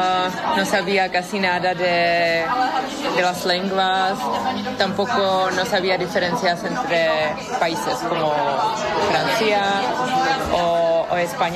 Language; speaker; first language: Spanish; non-native, fluent; Czech